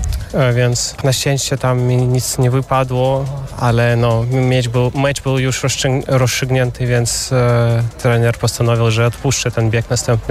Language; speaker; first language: Polish; non-native, fluent; Russian